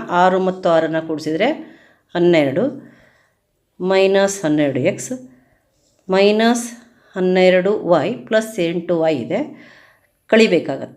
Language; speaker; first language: Kannada; native; Kannada